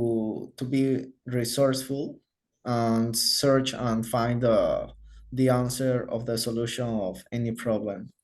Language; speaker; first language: English; non-native, learner; Spanish